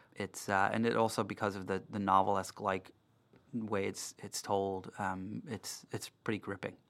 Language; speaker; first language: English; native; English